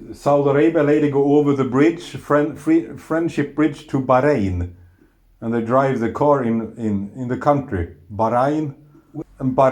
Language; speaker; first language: English; non-native, fluent; Swedish